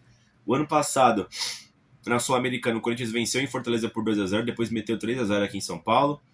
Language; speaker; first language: Portuguese; native; Portuguese